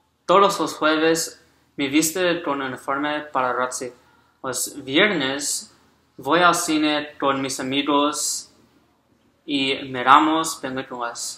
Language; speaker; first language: Spanish; non-native, learner; English